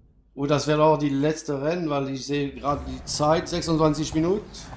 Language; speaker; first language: German; non-native, fluent; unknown